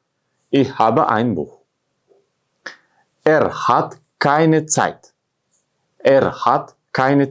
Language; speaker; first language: German; non-native, fluent; Uzbek